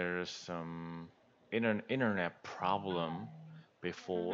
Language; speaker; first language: English; non-native, learner; Korean